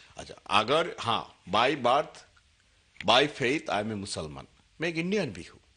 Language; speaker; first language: Hindi; non-native, local second language; Assamese